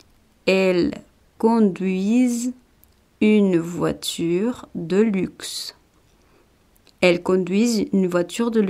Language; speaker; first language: French; non-native, fluent; Spanish